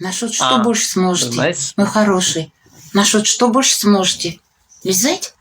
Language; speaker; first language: Russian; non-native, local second language; Uzbek